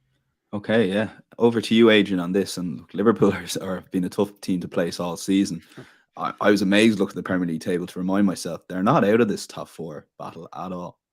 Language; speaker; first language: English; native; English